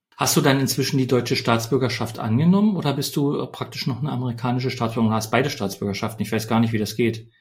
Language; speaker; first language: German; native; German